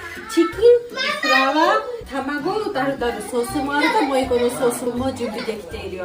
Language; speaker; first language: Japanese; non-native, fluent; Georgian